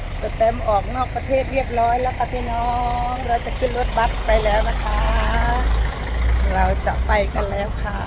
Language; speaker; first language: Thai; native; Thai